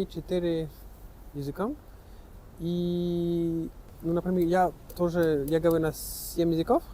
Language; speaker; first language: Russian; non-native, learner; French